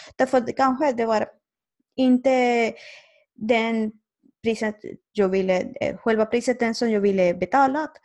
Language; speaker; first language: Swedish; non-native, fluent; Spanish